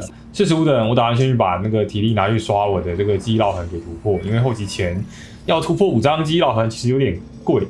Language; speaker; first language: Chinese; native; Chinese